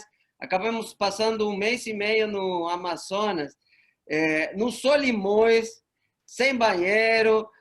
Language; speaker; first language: Portuguese; non-native, fluent; Spanish